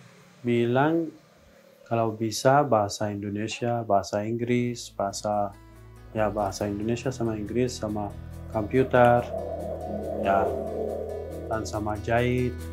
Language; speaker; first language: Indonesian; non-native, learner; Persian